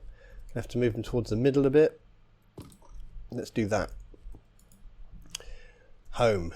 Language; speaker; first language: English; native; English